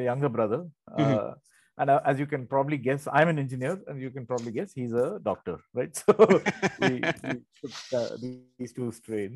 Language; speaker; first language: English; non-native, local second language; Tamil